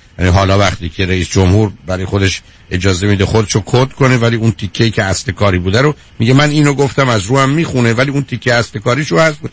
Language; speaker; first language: Persian; native; Persian